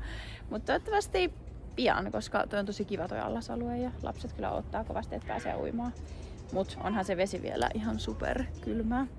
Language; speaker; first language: Finnish; native; Finnish